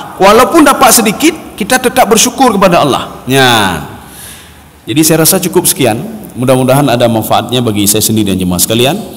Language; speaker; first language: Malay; non-native, local second language; Achinese